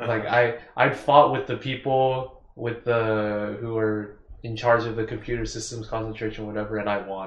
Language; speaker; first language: English; native; English